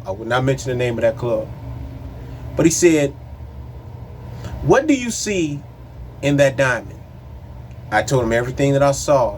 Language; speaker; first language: English; native; English